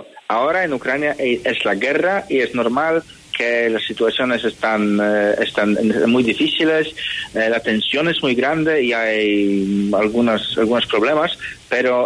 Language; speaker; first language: Spanish; non-native, fluent; Polish